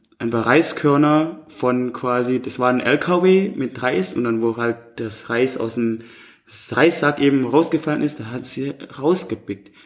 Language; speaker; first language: German; non-native, fluent; Indonesian